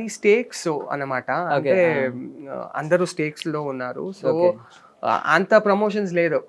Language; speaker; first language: Telugu; non-native, learner; Kannada